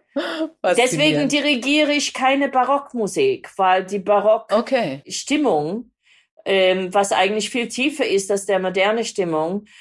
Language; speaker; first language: German; non-native, fluent; English